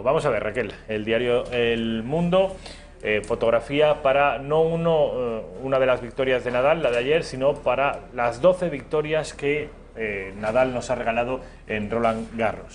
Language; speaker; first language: Spanish; native; Spanish